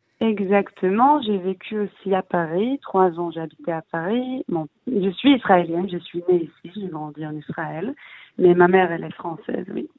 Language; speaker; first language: French; early bilingual, heritage; Hebrew